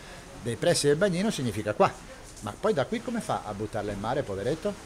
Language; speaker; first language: Italian; native; Italian